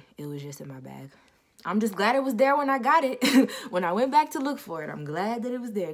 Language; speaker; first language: English; native; English